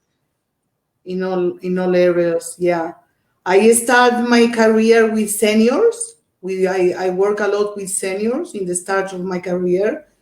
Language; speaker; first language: English; non-native, learner; Portuguese